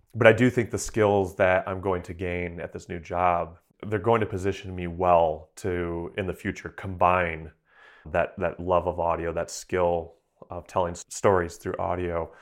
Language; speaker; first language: English; native; English